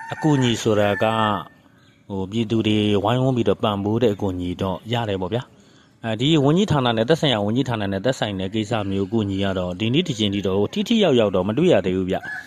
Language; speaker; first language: Burmese; non-native, local second language; Kachin